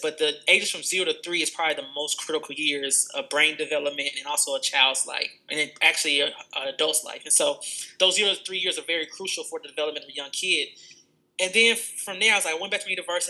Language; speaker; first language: English; native; English